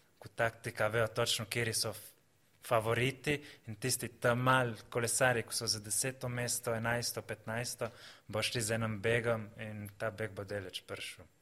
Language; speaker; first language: Slovenian; native; Slovenian